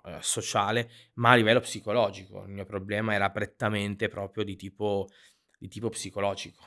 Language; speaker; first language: Italian; native; Italian